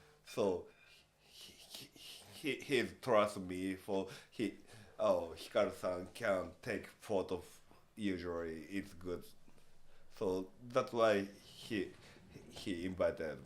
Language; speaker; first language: English; non-native, learner; Japanese